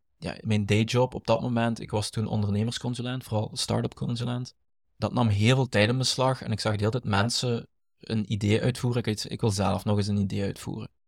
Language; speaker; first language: Dutch; native; Dutch